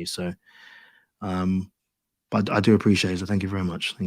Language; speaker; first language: English; native; English